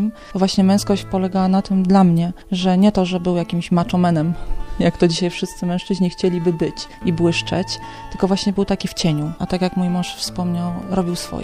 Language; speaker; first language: Polish; native; Polish